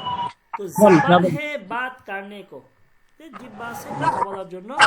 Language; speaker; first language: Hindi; non-native, fluent; Bangla